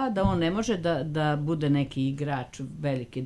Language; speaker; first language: Croatian; native; Croatian